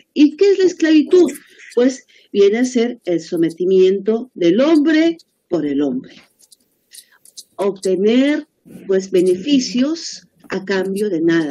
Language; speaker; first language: Spanish; native; Spanish